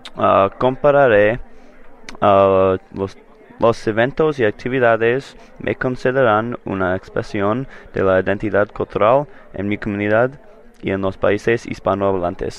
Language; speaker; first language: Spanish; non-native, learner; English